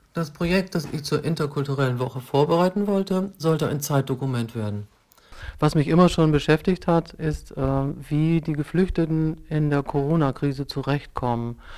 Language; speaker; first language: German; native; German